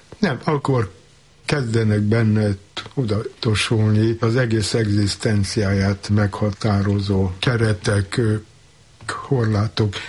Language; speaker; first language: Hungarian; native; Hungarian